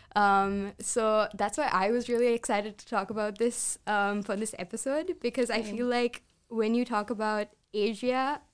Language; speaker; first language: English; non-native, local second language; Sinhala